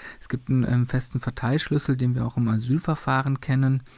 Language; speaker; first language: German; native; German